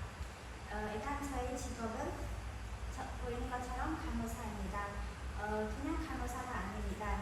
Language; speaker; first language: Korean; non-native, fluent; Khmer